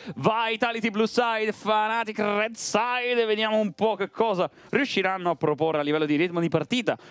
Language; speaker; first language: Italian; native; Italian